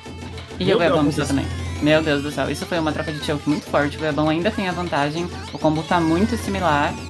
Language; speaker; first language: Portuguese; native; Portuguese